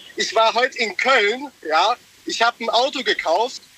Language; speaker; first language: German; native; German